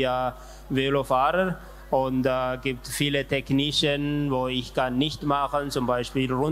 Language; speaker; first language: German; non-native, learner; Tigrinya